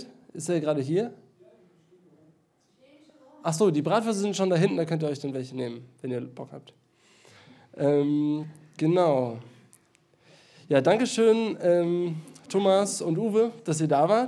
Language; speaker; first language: German; native; German